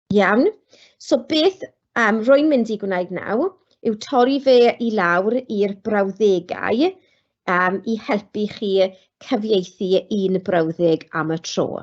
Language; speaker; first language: Welsh; non-native, local second language; English